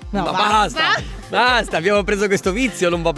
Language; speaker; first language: Italian; native; Italian